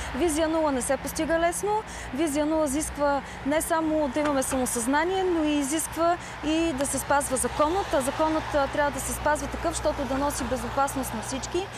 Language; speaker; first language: Bulgarian; native; Bulgarian